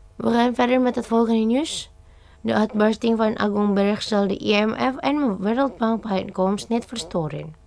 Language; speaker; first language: Dutch; non-native, fluent; Indonesian